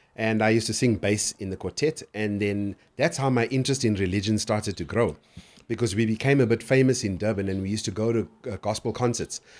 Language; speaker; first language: English; native; English